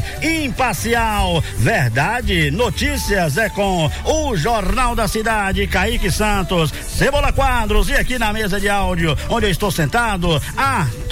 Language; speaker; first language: Portuguese; native; Portuguese